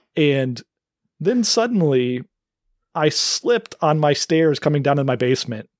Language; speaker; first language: English; native; English